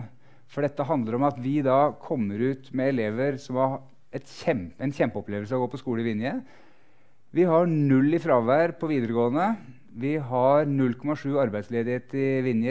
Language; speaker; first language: Norwegian; native; Norwegian